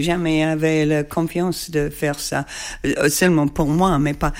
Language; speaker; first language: French; non-native, learner; English